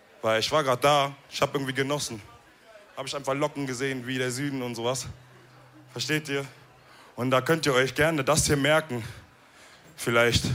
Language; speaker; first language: German; early bilingual, other home language; Wolof